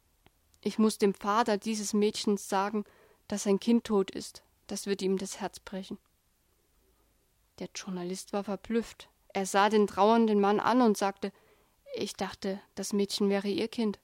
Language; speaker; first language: German; native; German